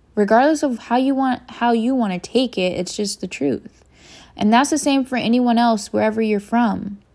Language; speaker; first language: English; native; English